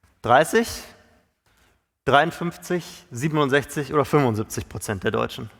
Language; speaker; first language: German; native; German